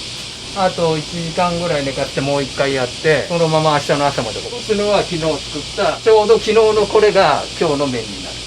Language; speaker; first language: Japanese; native; Japanese